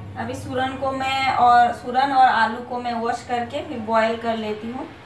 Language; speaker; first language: Hindi; non-native, local second language; Bangla